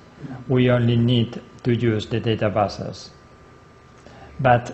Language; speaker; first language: English; non-native, learner; Spanish